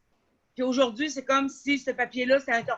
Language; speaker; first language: French; native; French